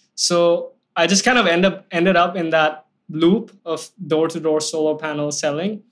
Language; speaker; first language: English; non-native, local second language; Hindi